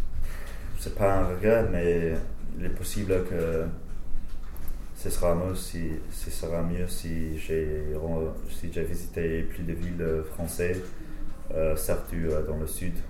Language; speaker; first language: French; non-native, fluent; English